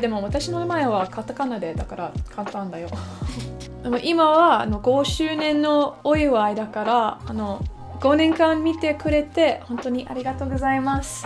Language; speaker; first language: Japanese; non-native, learner; English